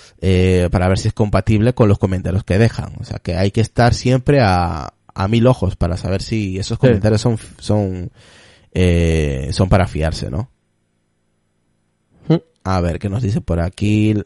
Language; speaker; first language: Spanish; native; Spanish